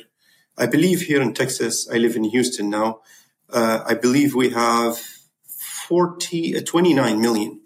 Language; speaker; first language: English; non-native, fluent; Arabic